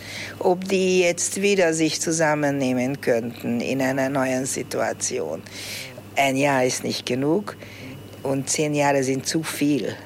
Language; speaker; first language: German; early bilingual, heritage; Hungarian